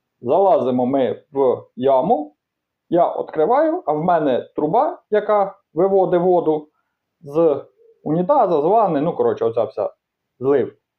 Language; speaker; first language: Ukrainian; native; Ukrainian